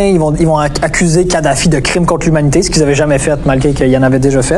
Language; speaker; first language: French; native; French